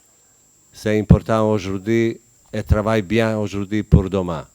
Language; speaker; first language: French; non-native, learner; Bosnian